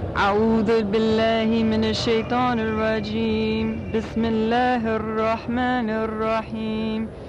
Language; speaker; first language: Arabic; non-native, fluent; English